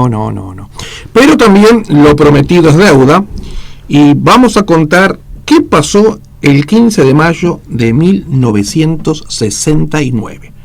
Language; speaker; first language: Spanish; native; Spanish